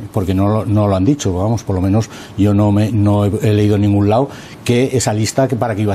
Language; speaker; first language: Spanish; native; Spanish